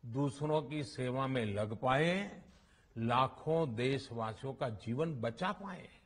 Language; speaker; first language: Hindi; non-native, local second language; Gujarati